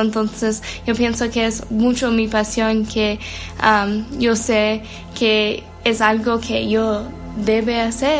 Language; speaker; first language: Spanish; non-native, learner; English